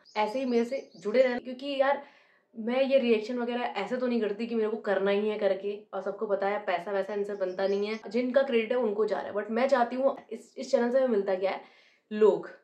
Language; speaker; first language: Hindi; native; Hindi